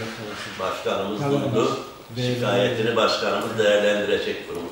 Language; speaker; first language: Turkish; native; Turkish